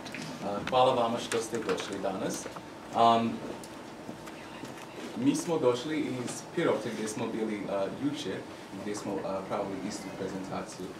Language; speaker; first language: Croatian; non-native, learner; English